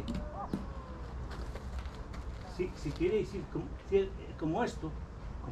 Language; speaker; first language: Spanish; native; Spanish